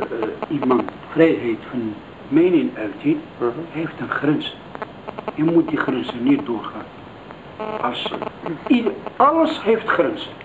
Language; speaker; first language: Dutch; non-native, learner; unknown